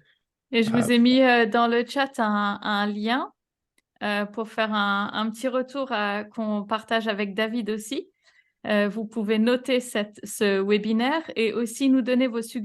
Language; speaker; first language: French; native; French